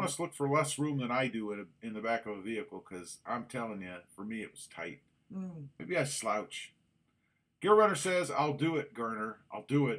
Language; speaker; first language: English; native; English